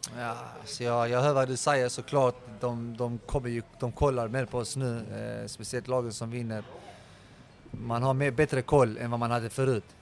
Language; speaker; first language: Swedish; early bilingual, other home language; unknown